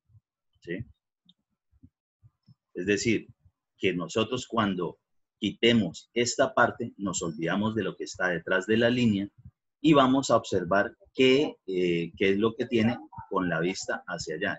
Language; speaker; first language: Spanish; native; Spanish